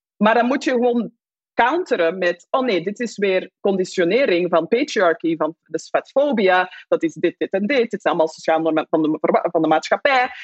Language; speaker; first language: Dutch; native; Dutch